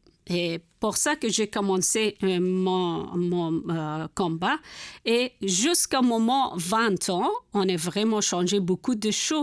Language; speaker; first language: French; non-native, learner; Persian